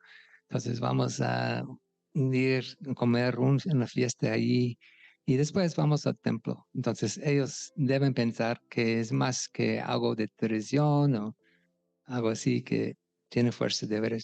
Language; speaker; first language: Spanish; non-native, fluent; English